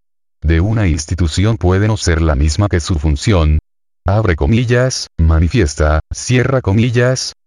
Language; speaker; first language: Spanish; native; Spanish